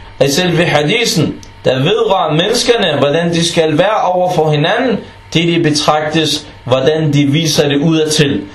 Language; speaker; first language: Danish; non-native, fluent; Arabic